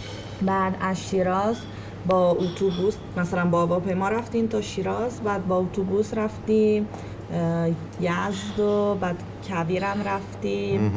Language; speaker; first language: Persian; non-native, learner; Italian